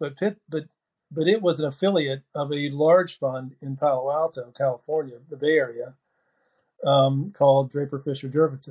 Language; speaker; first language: English; native; English